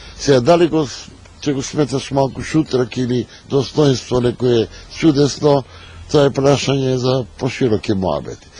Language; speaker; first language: Macedonian; native; Macedonian